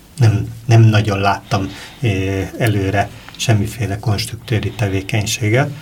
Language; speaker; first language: Hungarian; native; Hungarian